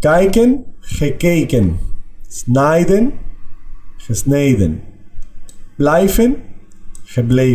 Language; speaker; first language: Dutch; non-native, fluent; Spanish